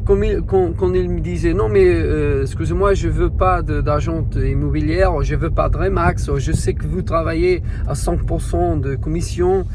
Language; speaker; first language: French; non-native, learner; Portuguese